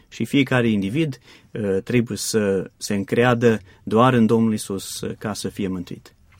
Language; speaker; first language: Romanian; non-native, fluent; English